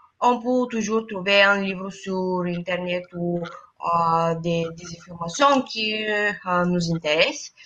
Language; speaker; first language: French; non-native, learner; Bulgarian